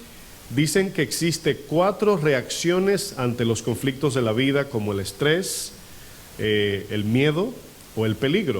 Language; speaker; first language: Spanish; native; Spanish